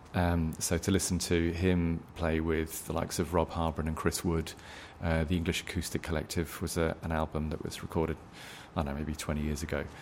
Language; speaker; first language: English; native; English